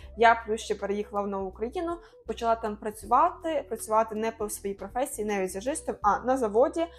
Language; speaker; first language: Ukrainian; non-native, local second language; Russian